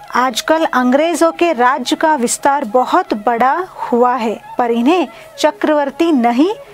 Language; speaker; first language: Hindi; non-native, local second language; Kannada